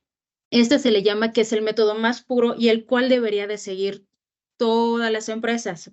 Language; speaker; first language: Spanish; native; Spanish